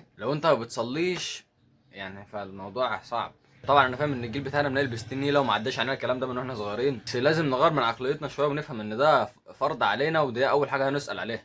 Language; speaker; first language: Arabic; native; Arabic